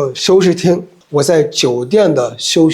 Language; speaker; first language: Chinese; non-native, fluent; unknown